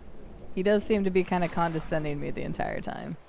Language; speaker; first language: English; native; English